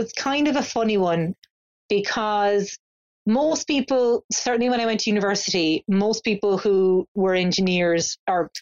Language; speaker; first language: English; native; English